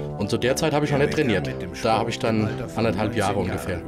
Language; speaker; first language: German; native; German